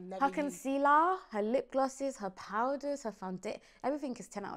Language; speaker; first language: English; native; English